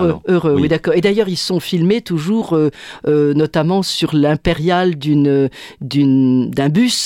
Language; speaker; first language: French; native; French